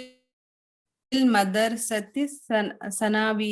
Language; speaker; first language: Arabic; non-native, learner; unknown